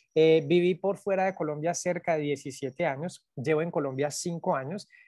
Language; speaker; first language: Spanish; native; Spanish